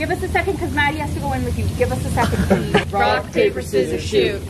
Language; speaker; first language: English; native; English